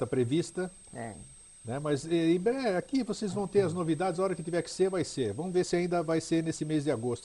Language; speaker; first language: Portuguese; native; Portuguese